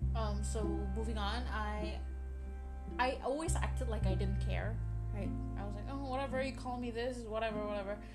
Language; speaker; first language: English; early bilingual, other home language; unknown